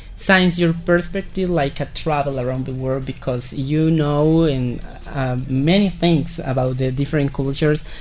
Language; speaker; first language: English; non-native, fluent; Spanish